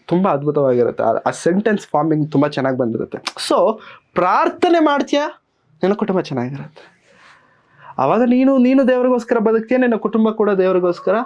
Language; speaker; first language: Kannada; non-native, local second language; Telugu